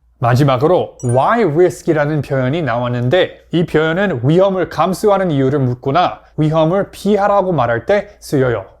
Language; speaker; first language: Korean; non-native, fluent; English